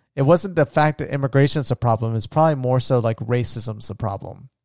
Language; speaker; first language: English; native; English